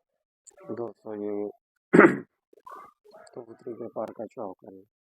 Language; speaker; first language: Hindi; non-native, local second language; Punjabi